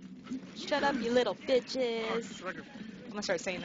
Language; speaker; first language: English; native; English